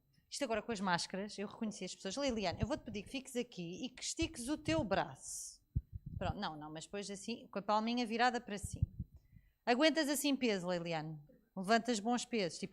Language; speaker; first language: Portuguese; native; Portuguese